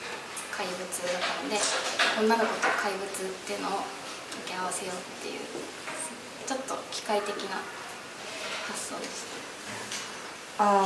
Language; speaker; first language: Japanese; native; Japanese